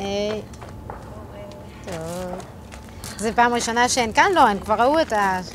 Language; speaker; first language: Hebrew; native; Hebrew